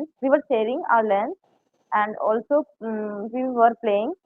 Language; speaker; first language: English; non-native, learner; Hindi